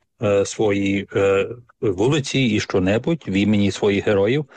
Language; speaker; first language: Ukrainian; early bilingual, heritage; Ukrainian